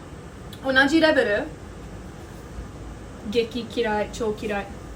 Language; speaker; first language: Japanese; non-native, learner; English